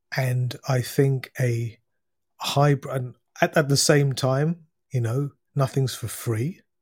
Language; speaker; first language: English; native; English